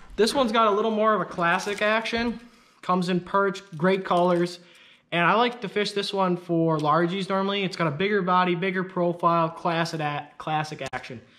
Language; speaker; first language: English; native; English